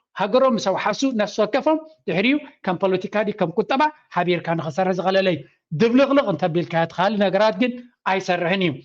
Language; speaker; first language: Tigrinya; non-native, local second language; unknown